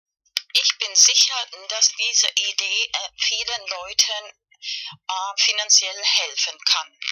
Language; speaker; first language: German; non-native, fluent; Spanish